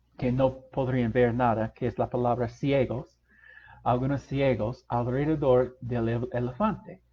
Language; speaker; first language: Spanish; non-native, fluent; English